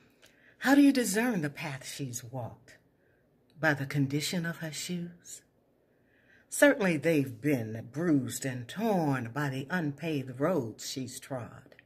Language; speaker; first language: English; native; English